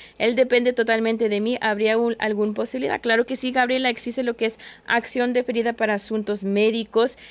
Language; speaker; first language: Spanish; early bilingual, heritage; Spanish